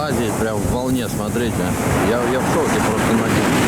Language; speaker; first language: Russian; native; Russian